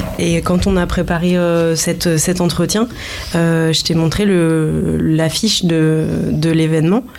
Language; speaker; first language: French; native; French